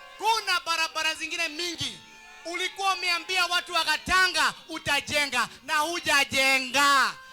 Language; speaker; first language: Swahili; non-native, local second language; Kikuyu